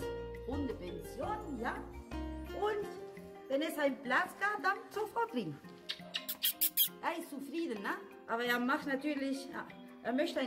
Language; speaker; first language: German; non-native, learner; Spanish